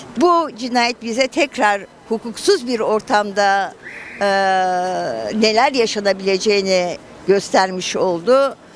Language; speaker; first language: Turkish; native; Turkish